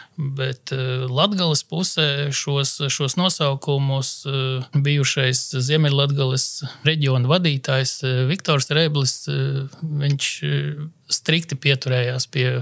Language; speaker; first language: Latvian; native; Latvian